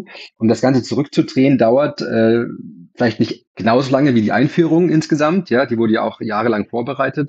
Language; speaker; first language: German; native; German